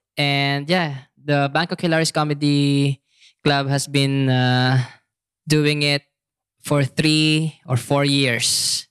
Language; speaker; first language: English; non-native, local second language; Filipino